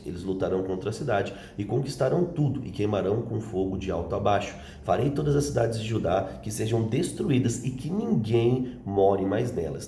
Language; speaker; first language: Portuguese; native; Portuguese